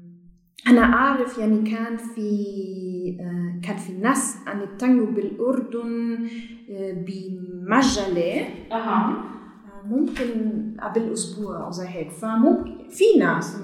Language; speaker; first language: Arabic; non-native, learner; German